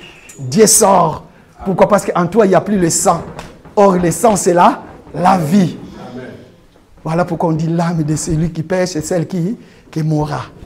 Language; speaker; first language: French; non-native, local second language; Lingala